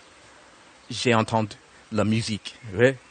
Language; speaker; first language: French; non-native, learner; English